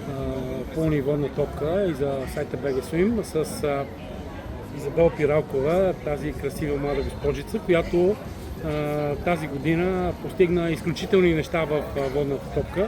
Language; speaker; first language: Bulgarian; native; Bulgarian